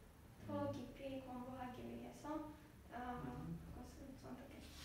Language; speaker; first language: Korean; non-native, learner; Azerbaijani